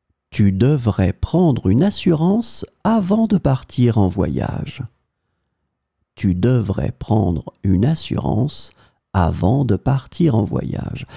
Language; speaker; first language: French; native; French